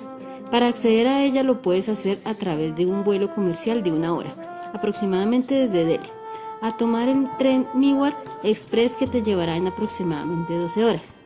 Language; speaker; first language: Spanish; native; Spanish